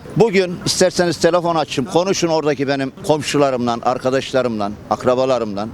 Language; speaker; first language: Turkish; native; Turkish